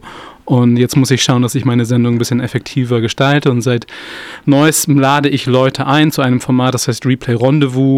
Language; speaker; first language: German; native; German